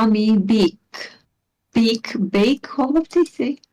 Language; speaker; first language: English; non-native, learner; Hungarian